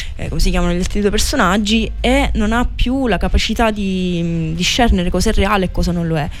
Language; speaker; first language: Italian; native; Italian